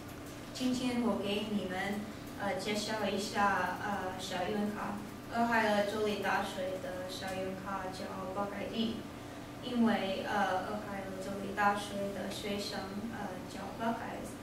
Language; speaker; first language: Chinese; non-native, learner; English